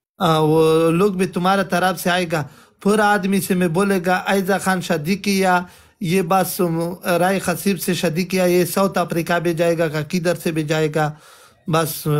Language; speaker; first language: Hindi; non-native, local second language; Pashto